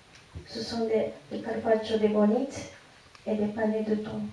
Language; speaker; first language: French; non-native, fluent; Japanese